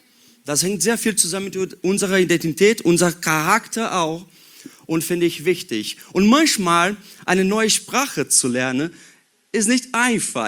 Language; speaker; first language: German; non-native, learner; Portuguese